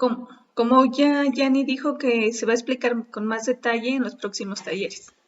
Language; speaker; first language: Spanish; native; Spanish